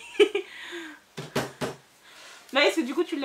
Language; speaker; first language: French; native; French